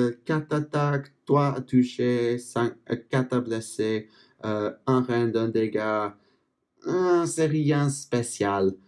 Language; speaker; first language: French; non-native, fluent; English